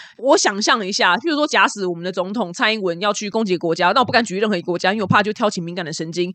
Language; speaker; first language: Chinese; native; Chinese